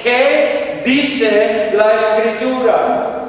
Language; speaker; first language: Spanish; non-native, fluent; English